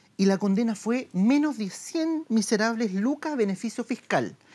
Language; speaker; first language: Spanish; native; Spanish